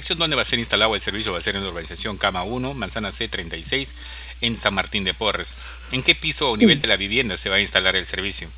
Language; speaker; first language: Spanish; native; Spanish